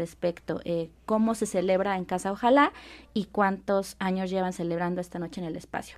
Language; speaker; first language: Spanish; native; Spanish